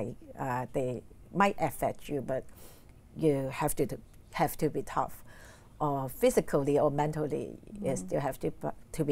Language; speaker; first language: English; non-native, learner; Cantonese